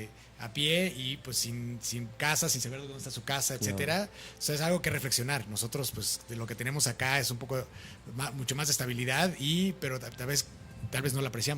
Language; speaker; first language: Spanish; native; Spanish